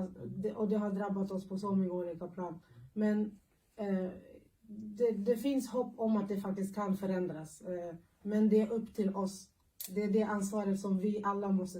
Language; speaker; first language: Swedish; early bilingual, other home language; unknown